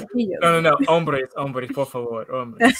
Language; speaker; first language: Spanish; non-native, learner; English